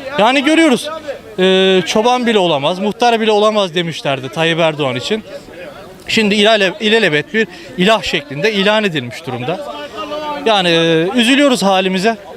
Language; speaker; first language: Turkish; native; Turkish